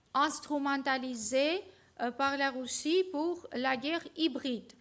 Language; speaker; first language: French; non-native, fluent; Armenian